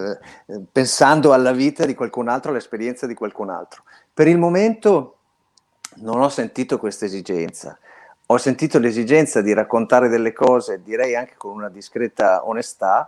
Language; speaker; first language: Italian; native; Italian